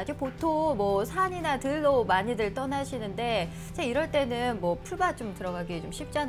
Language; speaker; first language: Korean; native; Korean